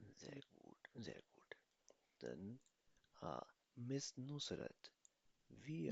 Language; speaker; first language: German; non-native, fluent; Urdu